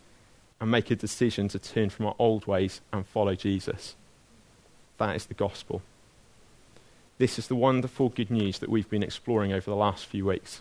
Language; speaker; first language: English; native; English